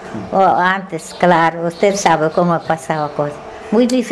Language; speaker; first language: Spanish; non-native, learner; Russian